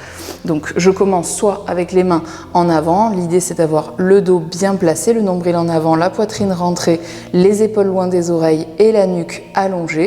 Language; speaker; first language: French; native; French